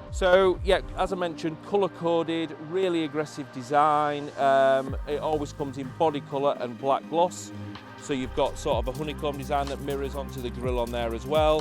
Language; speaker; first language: English; native; English